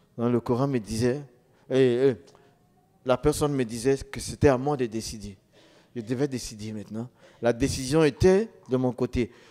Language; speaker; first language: French; non-native, local second language; Dyula